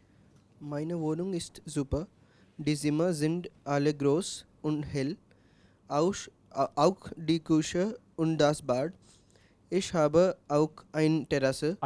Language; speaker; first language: German; non-native, learner; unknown